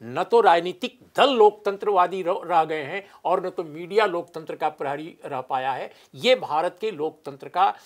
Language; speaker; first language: Hindi; native; Hindi